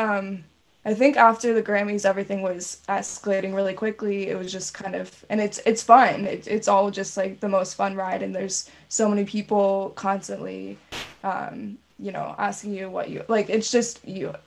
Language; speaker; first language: English; native; English